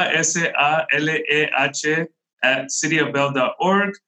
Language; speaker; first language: Spanish; non-native, local second language; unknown